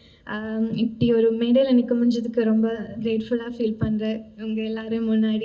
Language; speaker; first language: Tamil; non-native, fluent; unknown